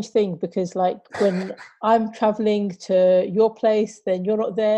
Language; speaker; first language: English; native; English